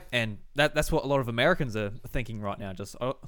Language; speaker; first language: English; native; English